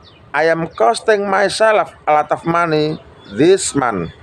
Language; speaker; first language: English; non-native, learner; Indonesian